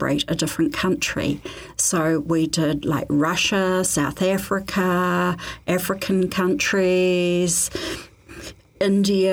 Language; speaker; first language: English; native; English